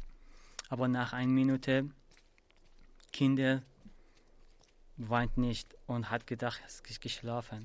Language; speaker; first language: German; non-native, learner; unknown